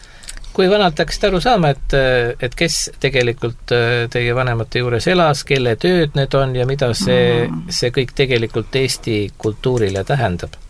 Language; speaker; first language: Estonian; native; Estonian